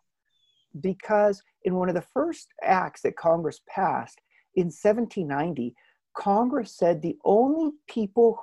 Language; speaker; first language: English; native; English